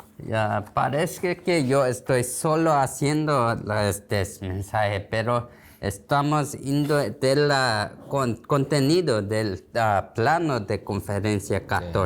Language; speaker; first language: Spanish; non-native, learner; Korean